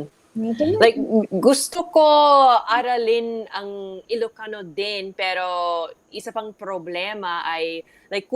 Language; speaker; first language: Filipino; early bilingual, heritage; English